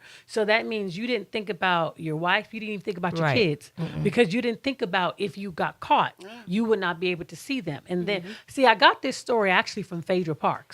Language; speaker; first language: English; native; English